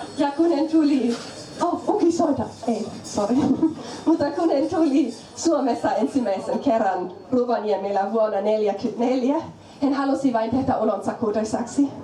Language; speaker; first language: Finnish; non-native, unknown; German